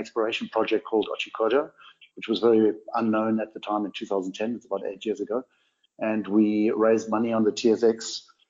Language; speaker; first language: English; non-native, local second language; German